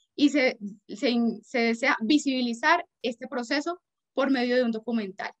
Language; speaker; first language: Spanish; native; Spanish